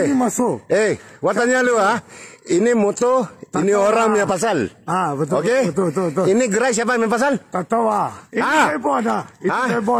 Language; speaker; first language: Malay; non-native, local second language; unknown